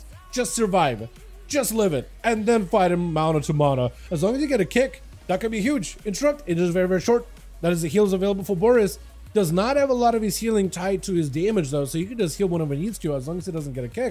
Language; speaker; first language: English; native; English